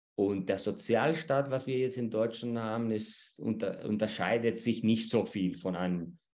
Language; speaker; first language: German; non-native, fluent; Spanish